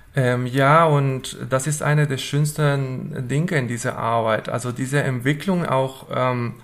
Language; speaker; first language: German; non-native, fluent; Spanish